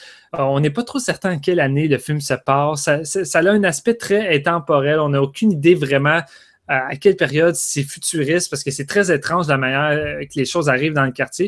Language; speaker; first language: French; native; French